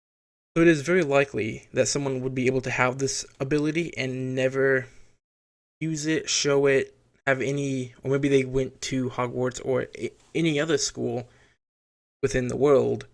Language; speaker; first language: English; native; English